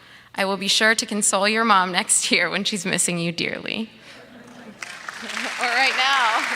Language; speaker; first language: English; native; English